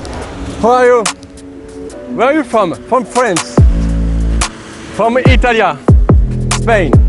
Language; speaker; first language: English; non-native, learner; French